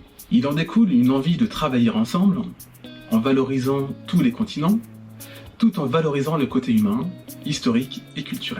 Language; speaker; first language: French; native; French